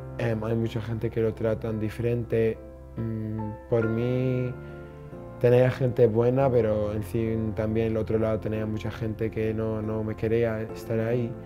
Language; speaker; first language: Spanish; non-native, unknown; Arabic